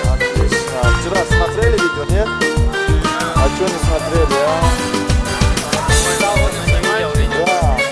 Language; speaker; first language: Russian; non-native, fluent; Tajik